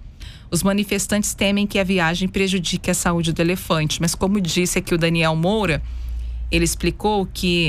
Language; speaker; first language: Portuguese; native; Portuguese